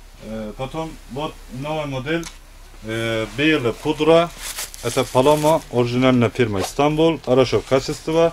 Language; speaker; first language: Russian; non-native, learner; Turkish